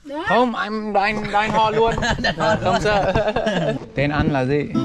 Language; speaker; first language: Vietnamese; non-native, learner; English